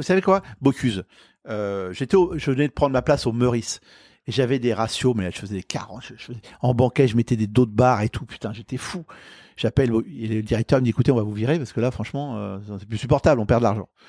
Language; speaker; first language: French; native; French